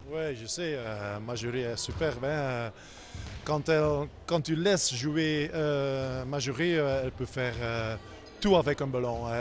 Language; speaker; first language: French; non-native, learner; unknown